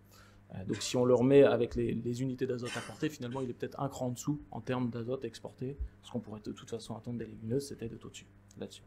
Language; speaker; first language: French; native; French